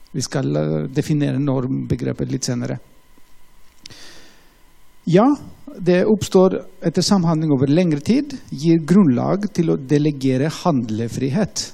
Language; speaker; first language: Norwegian; non-native, fluent; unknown